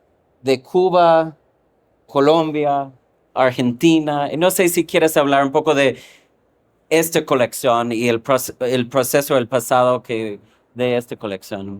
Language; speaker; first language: Spanish; non-native, fluent; English